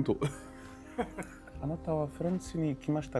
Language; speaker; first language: Japanese; non-native, learner; French